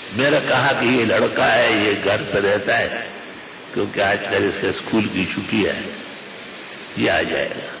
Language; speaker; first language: Urdu; non-native, local second language; Pashto